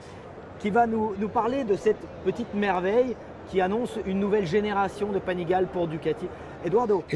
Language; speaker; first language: French; native; French